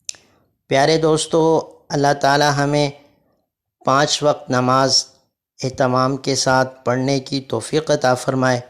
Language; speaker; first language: Urdu; native; Urdu